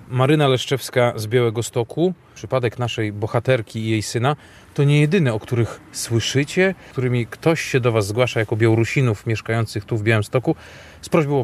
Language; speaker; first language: Polish; native; Polish